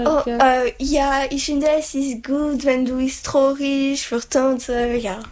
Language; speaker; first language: German; non-native, learner; French